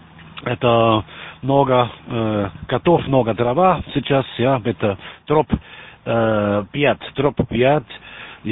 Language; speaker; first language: Russian; non-native, learner; German